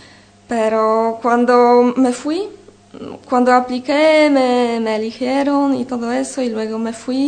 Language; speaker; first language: Spanish; non-native, fluent; Polish